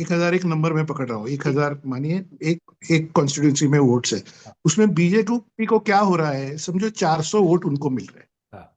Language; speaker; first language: Hindi; non-native, local second language; Marathi